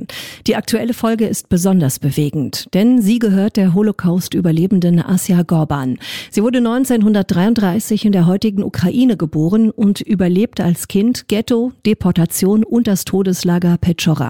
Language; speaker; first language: German; native; German